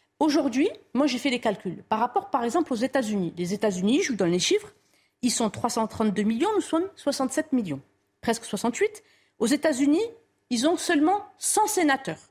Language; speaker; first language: French; non-native, local second language; Arabic